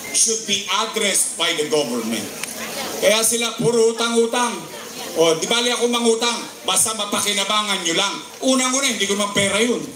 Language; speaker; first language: Filipino; native; Filipino